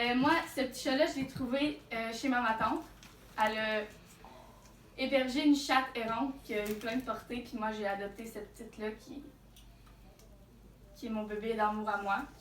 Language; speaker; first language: French; native; French